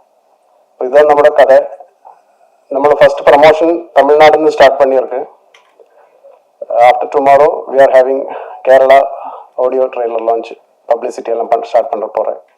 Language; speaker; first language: Tamil; non-native, learner; Malayalam